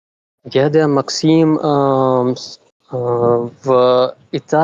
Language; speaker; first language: Russian; non-native, learner; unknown